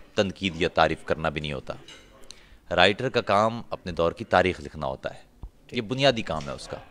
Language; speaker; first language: Urdu; non-native, local second language; Punjabi